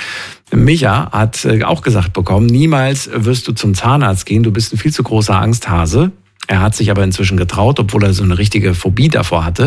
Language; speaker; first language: German; native; German